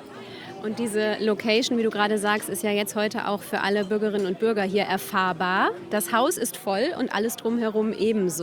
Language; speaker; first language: German; native; German